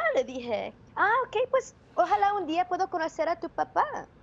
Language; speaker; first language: Spanish; early bilingual, heritage; Spanish